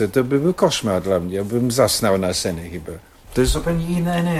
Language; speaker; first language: Polish; non-native, fluent; English